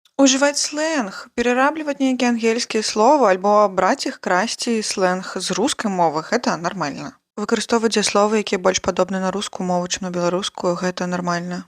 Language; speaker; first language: Belarusian; non-native, local second language; Russian